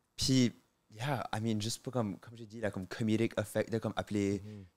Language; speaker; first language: French; native; French